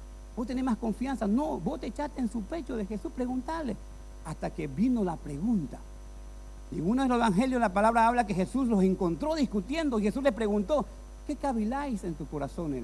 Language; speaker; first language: Spanish; native; Spanish